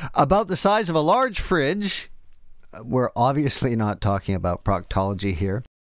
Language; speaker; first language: English; native; English